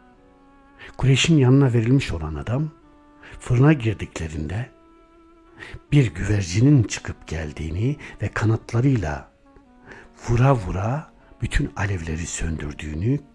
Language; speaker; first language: Turkish; native; Turkish